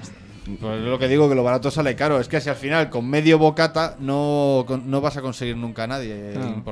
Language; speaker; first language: Spanish; native; Spanish